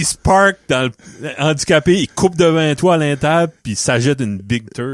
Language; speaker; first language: French; native; French